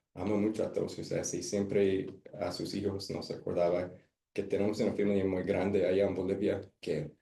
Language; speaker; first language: Spanish; early bilingual, heritage; Spanish